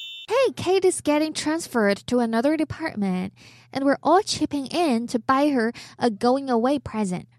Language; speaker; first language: English; non-native, fluent; Chinese